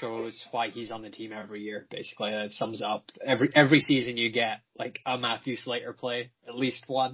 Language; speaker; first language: English; native; English